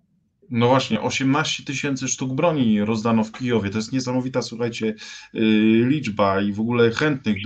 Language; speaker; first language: Polish; native; Polish